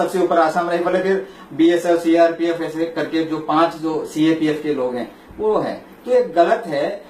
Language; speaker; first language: Hindi; non-native, local second language; Malayalam